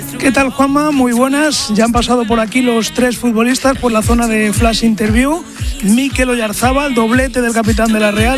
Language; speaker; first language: Spanish; native; Spanish